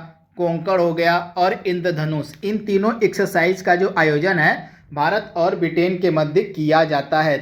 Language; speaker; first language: Hindi; native; Hindi